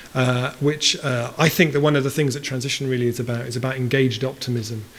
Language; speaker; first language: English; native; English